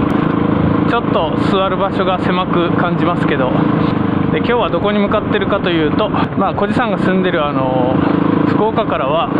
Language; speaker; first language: Japanese; native; Japanese